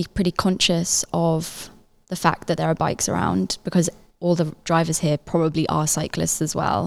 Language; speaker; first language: English; native; English